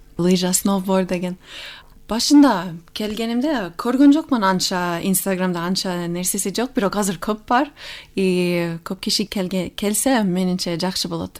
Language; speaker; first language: Kyrgyz; non-native, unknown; English